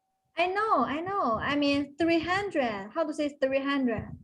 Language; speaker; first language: English; non-native, fluent; Chinese